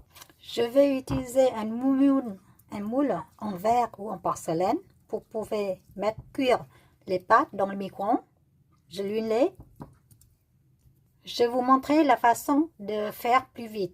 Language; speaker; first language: French; non-native, learner; Vietnamese